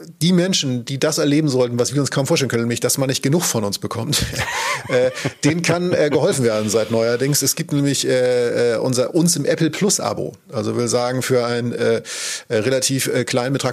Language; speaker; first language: German; native; German